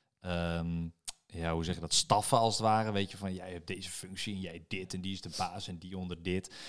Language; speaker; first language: Dutch; native; Dutch